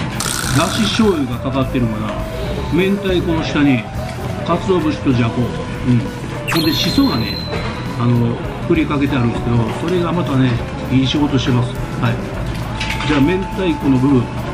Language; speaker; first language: Japanese; native; Japanese